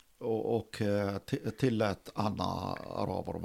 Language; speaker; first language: Swedish; non-native, fluent; Arabic